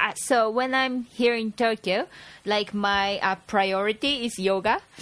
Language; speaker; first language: English; non-native, fluent; Japanese